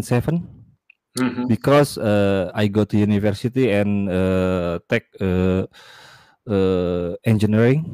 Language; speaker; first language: English; non-native, learner; Indonesian